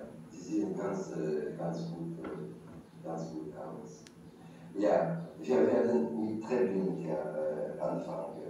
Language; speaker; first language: German; non-native, learner; French